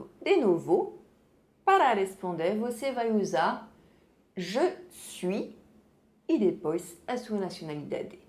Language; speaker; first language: Portuguese; non-native, fluent; French